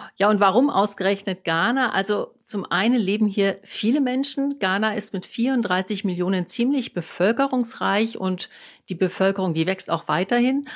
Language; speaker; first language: German; native; German